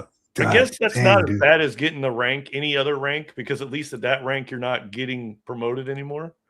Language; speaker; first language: English; native; English